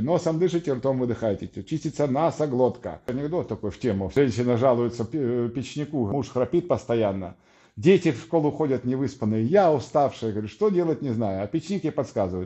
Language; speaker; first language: Russian; native; Russian